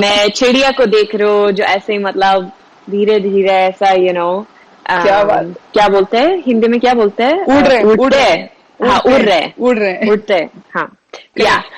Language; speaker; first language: Hindi; non-native, learner; Swedish